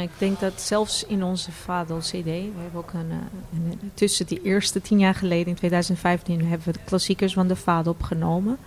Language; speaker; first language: Dutch; non-native, fluent; Portuguese